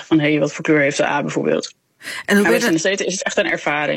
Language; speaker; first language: Dutch; native; Dutch